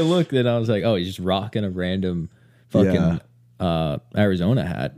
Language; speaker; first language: English; native; English